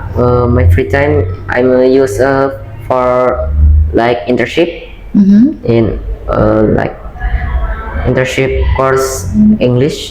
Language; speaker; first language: English; non-native, learner; Indonesian